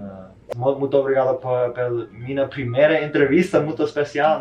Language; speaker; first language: Portuguese; non-native, learner; English